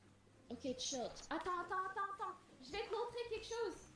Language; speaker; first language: French; non-native, fluent; English